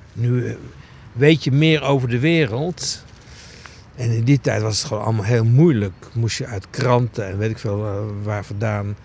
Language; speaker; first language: Dutch; early bilingual, other home language; Greek